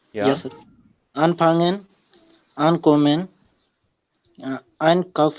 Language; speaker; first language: German; non-native, learner; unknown